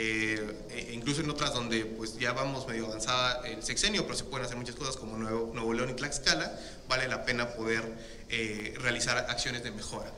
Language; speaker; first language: Spanish; native; Spanish